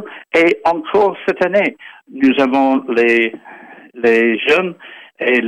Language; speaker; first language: French; non-native, fluent; English